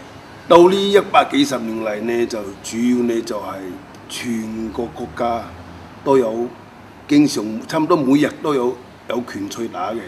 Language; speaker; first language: Cantonese; non-native, local second language; Min Nan Chinese